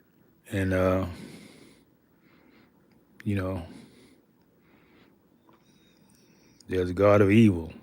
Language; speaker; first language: English; native; English